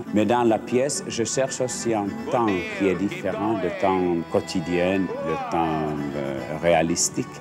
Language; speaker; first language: French; non-native, fluent; Finnish